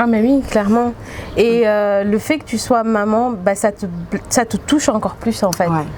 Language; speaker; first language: French; native; French